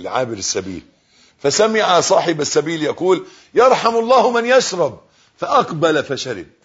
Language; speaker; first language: Arabic; native; Arabic